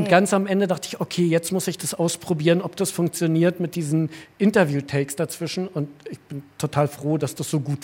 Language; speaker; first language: German; native; German